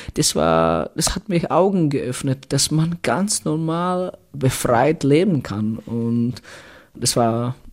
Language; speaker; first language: German; non-native, fluent; Czech